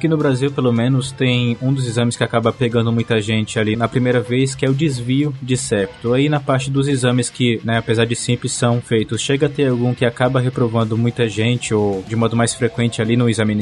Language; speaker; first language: Portuguese; native; Portuguese